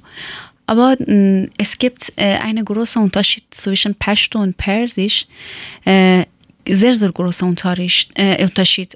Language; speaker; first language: German; non-native, learner; Persian